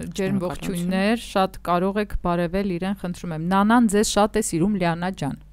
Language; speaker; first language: Armenian; native; Armenian